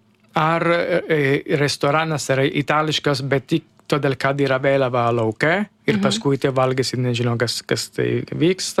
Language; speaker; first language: Lithuanian; non-native, learner; Italian